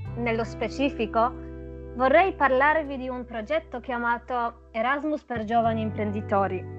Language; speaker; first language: Italian; non-native, fluent; Polish